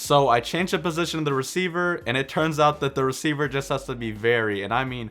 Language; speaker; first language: English; native; English